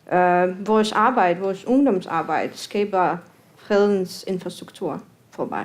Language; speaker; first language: Danish; non-native, fluent; Russian